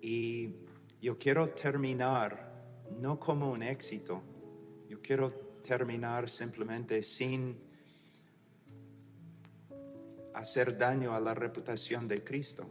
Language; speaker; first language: Spanish; non-native, fluent; English